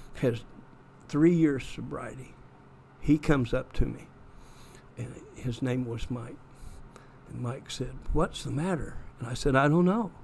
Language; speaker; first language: English; native; English